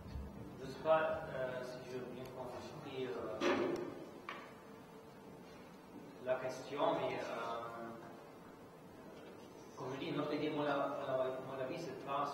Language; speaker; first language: French; non-native, fluent; German